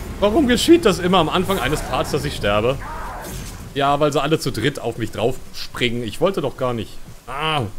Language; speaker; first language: German; non-native, fluent; English